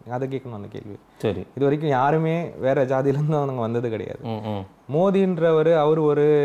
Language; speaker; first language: Tamil; native; Tamil